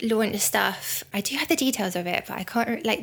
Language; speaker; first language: English; native; English